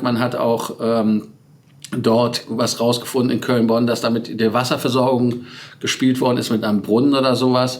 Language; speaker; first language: German; native; German